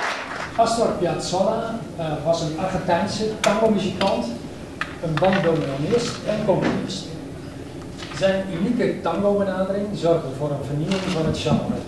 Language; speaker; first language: Dutch; native; Dutch